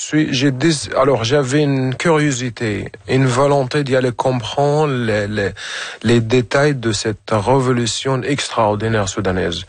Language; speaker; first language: French; non-native, fluent; Arabic